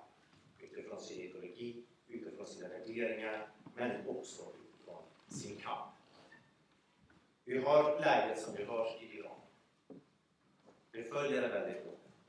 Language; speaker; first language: Swedish; early bilingual, other home language; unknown